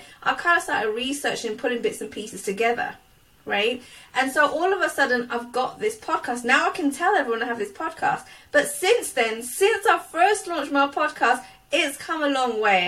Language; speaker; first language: English; native; English